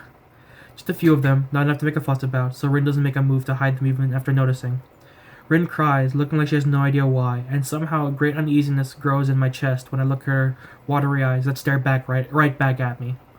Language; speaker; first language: English; native; English